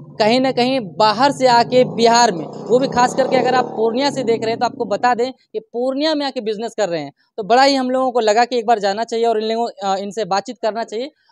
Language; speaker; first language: Hindi; native; Hindi